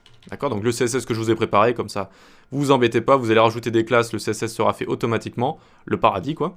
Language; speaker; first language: French; native; French